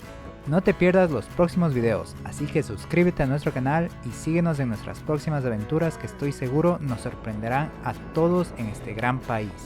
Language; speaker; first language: Spanish; native; Spanish